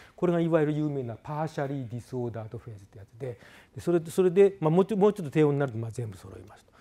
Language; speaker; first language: Japanese; native; Japanese